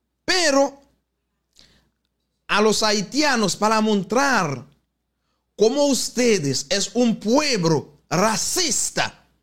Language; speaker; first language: Spanish; non-native, fluent; Haitian Creole